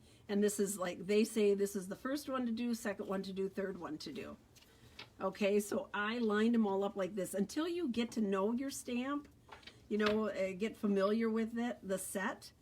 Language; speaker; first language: English; native; English